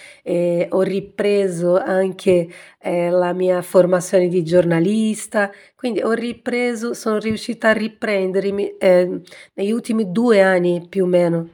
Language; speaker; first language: Italian; non-native, fluent; Portuguese